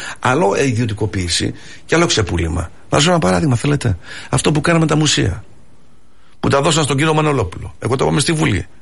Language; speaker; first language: Greek; early bilingual, heritage; Greek